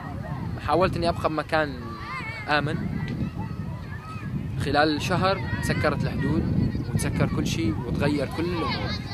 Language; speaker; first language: Arabic; native; Arabic